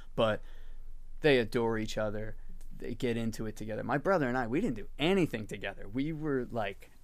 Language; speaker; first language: English; native; English